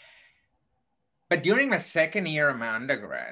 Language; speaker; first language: English; non-native, local second language; Tamil